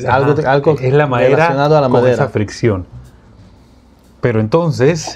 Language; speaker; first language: Spanish; native; Spanish